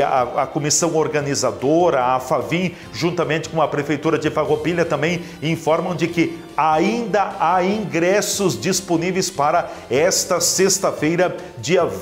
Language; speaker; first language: Portuguese; native; Portuguese